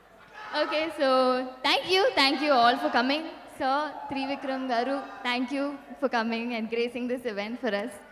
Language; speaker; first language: Telugu; non-native, local second language; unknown